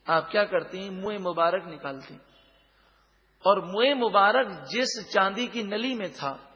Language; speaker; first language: Urdu; native; Urdu